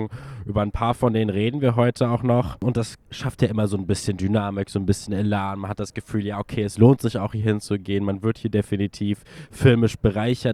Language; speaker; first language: German; native; German